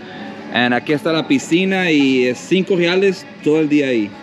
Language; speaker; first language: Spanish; non-native, learner; English